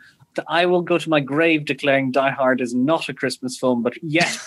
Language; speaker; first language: English; native; English